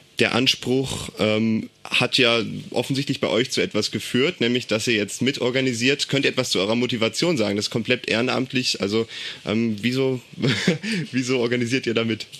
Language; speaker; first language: German; native; German